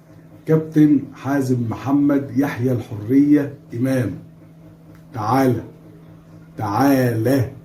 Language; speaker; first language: Arabic; native; Arabic